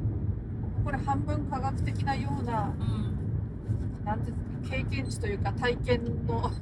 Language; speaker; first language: Japanese; non-native, fluent; Korean